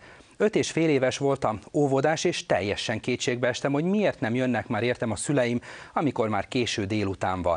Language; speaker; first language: Hungarian; native; Hungarian